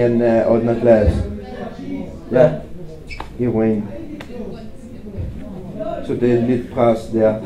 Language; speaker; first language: Danish; non-native, fluent; Romanian